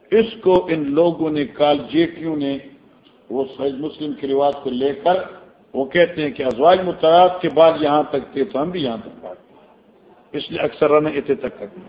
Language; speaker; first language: Urdu; non-native, local second language; Northern Hindko